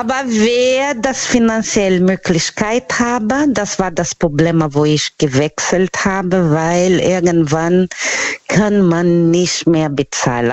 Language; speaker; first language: German; non-native, learner; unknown